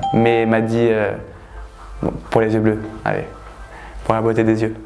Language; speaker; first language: French; native; French